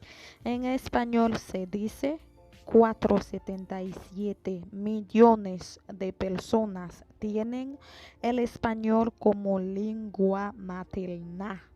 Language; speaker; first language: Spanish; non-native, fluent; Haitian Creole